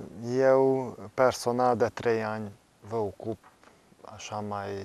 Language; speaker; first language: Romanian; non-native, local second language; Hungarian